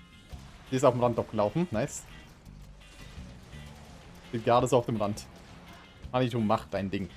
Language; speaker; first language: German; native; German